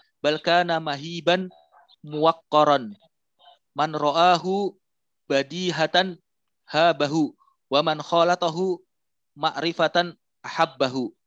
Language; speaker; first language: Arabic; non-native, fluent; Indonesian